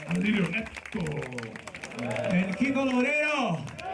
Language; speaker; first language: Japanese; native; Japanese